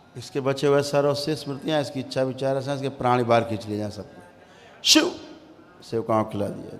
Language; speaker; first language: Hindi; native; Hindi